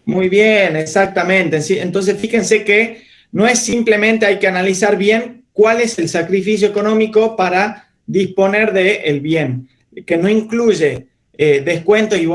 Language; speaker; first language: Spanish; native; Spanish